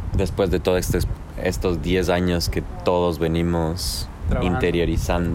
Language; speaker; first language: Spanish; native; Spanish